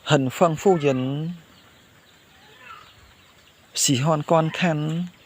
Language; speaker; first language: Chinese; non-native, learner; Khmer